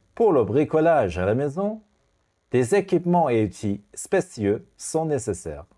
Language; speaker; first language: French; non-native, fluent; Persian